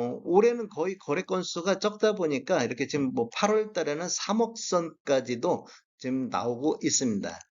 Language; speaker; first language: Korean; native; Korean